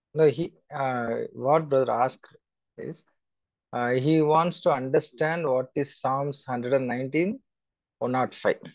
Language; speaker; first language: English; non-native, local second language; Tamil